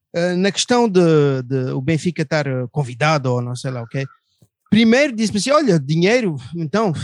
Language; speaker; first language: Portuguese; non-native, fluent; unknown